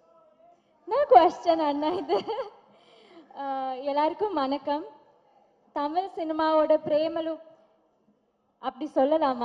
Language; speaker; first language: Tamil; non-native, learner; Malayalam